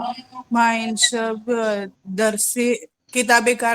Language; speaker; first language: Persian; non-native, learner; Urdu